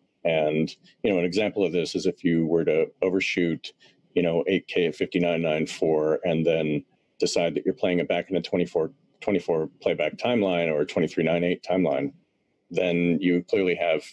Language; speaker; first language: English; native; English